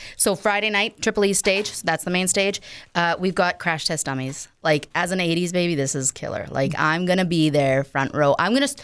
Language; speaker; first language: English; native; English